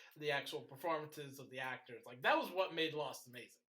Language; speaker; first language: English; native; English